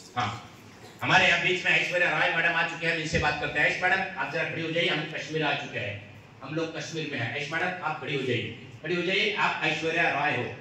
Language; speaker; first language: Hindi; non-native, local second language; Marathi